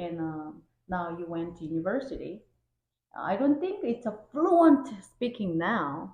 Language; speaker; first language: English; non-native, fluent; Korean